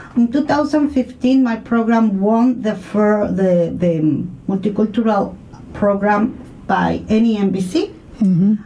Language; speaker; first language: English; non-native, learner; Spanish